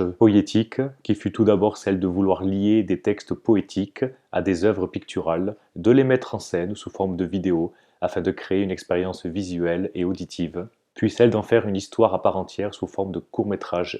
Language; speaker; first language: French; native; French